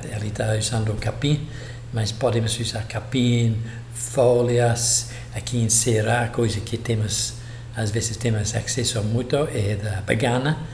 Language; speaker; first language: Portuguese; non-native, fluent; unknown